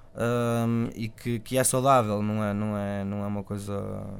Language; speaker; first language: Portuguese; native; Portuguese